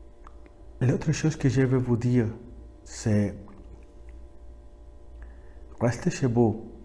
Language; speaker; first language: French; non-native, learner; Spanish